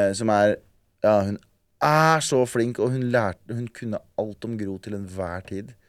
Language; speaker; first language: Norwegian; early bilingual, other home language; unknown